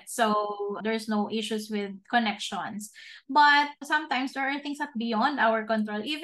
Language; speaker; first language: English; non-native, local second language; Filipino